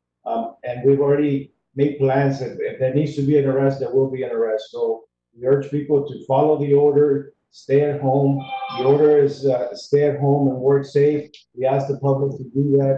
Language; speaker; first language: English; early bilingual, other home language; Spanish